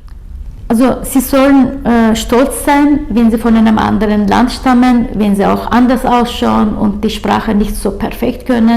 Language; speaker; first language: German; early bilingual, other home language; Turkish